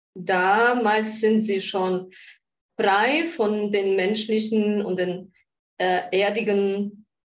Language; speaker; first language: German; non-native, fluent; Polish